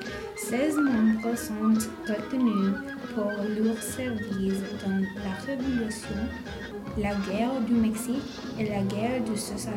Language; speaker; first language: French; non-native, learner; English